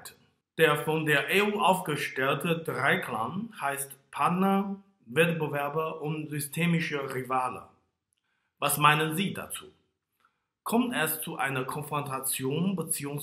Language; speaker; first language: German; non-native, fluent; Chinese